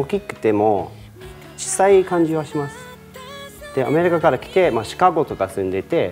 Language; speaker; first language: Japanese; non-native, fluent; English